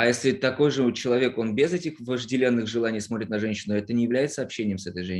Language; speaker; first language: Russian; native; Russian